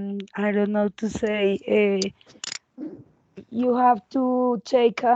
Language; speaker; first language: English; non-native, learner; Spanish